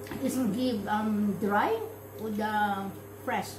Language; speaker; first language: English; non-native, learner; Filipino